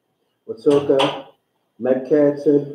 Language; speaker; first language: Arabic; non-native, learner; English